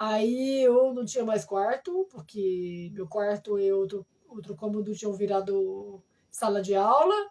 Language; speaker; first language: Portuguese; non-native, fluent; French